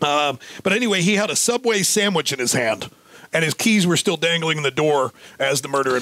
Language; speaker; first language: English; native; English